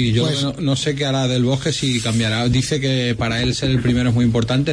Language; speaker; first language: Spanish; native; Spanish